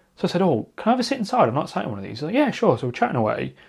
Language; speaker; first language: English; native; English